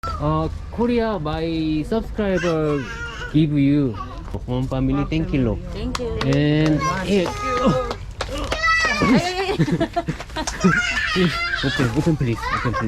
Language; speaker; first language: English; non-native, learner; Korean